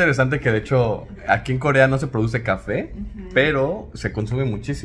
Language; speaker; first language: Spanish; native; Spanish